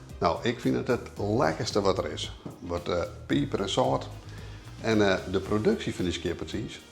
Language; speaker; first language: Dutch; non-native, local second language; Western Frisian